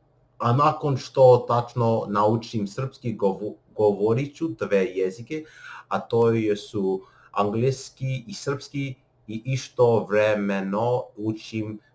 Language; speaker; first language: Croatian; non-native, learner; English